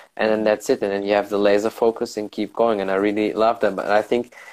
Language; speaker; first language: English; early bilingual, heritage; German